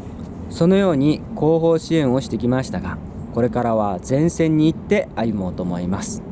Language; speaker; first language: Japanese; non-native, fluent; Korean